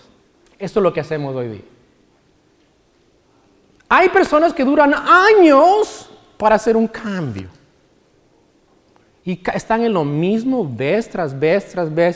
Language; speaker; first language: Spanish; native; Spanish